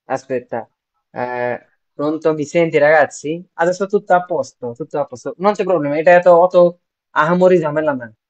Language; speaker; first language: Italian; non-native, fluent; Bangla